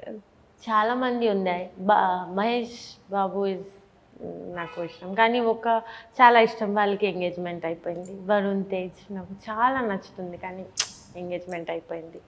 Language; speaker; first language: Telugu; non-native, fluent; Bangla